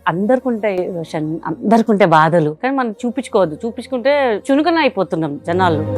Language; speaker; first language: Telugu; non-native, local second language; Hindi